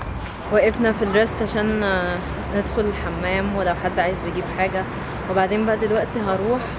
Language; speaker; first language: Arabic; native; Arabic